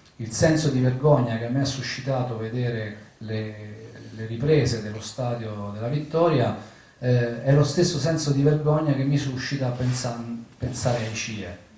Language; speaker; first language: Italian; native; Italian